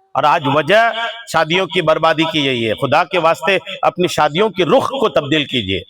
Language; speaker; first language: Urdu; native; Urdu